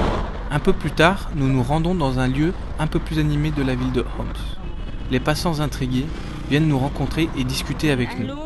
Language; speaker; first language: French; native; French